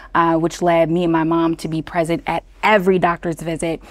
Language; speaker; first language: English; native; English